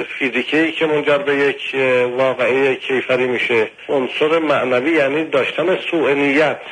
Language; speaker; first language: Persian; native; Persian